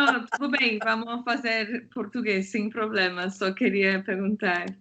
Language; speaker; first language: Portuguese; non-native, fluent; English